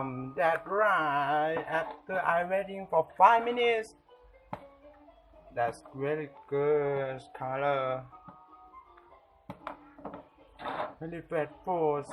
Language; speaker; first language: English; non-native, learner; Thai